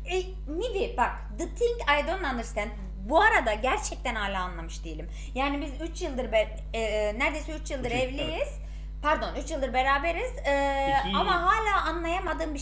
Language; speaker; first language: Turkish; native; Turkish